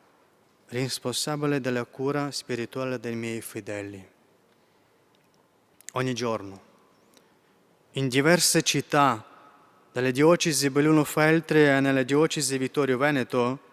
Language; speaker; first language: Italian; non-native, fluent; Ukrainian